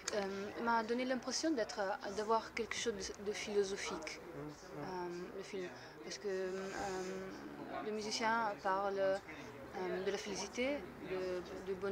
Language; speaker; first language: French; non-native, learner; Italian